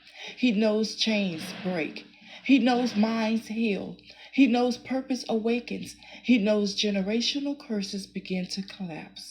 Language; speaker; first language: English; native; English